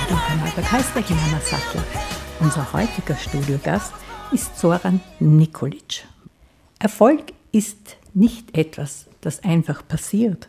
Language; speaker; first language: German; native; German